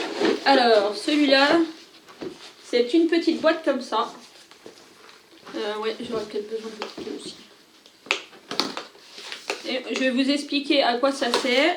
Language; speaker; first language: French; native; French